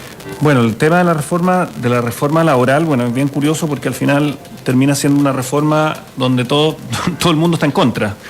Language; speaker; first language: Spanish; native; Spanish